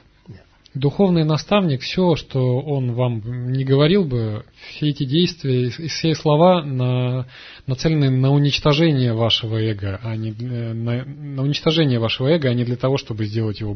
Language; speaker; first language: Russian; native; Russian